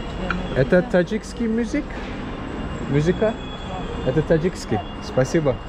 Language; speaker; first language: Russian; non-native, learner; Azerbaijani